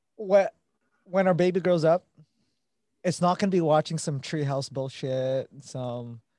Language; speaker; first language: English; early bilingual, other home language; Filipino